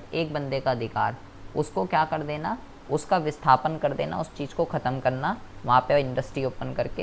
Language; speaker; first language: Hindi; native; Hindi